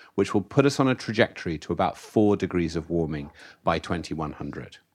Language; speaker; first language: English; native; English